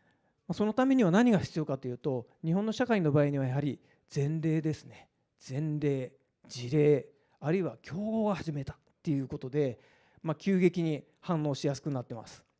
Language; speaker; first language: Japanese; native; Japanese